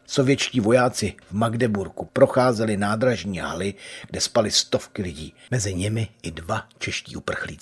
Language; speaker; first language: Czech; native; Czech